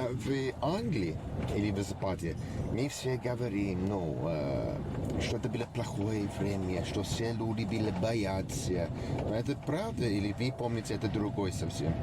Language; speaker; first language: Russian; non-native, learner; English